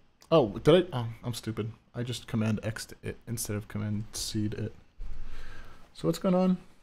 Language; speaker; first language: English; early bilingual, other home language; French